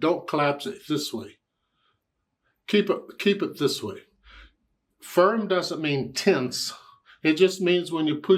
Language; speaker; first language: English; native; English